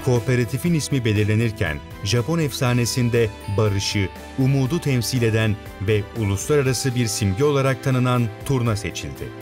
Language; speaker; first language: Turkish; native; Turkish